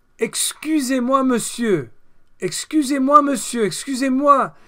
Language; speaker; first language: French; non-native, fluent; English